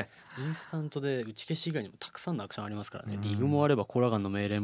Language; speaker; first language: Japanese; native; Japanese